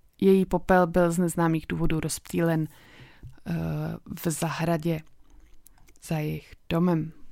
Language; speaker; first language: Czech; native; Czech